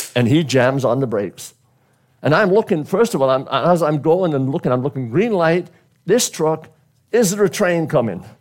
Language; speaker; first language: English; native; English